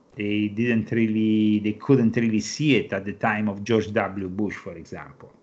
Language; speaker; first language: English; non-native, fluent; Italian